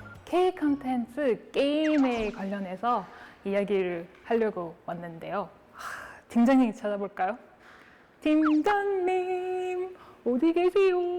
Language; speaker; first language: Korean; non-native, fluent; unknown